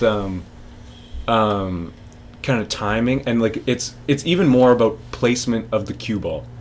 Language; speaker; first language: English; native; English